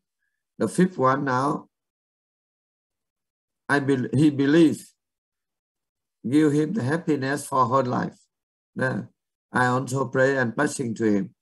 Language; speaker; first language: English; non-native, learner; Vietnamese